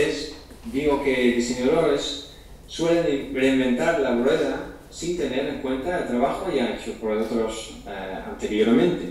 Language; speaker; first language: Spanish; non-native, fluent; Dutch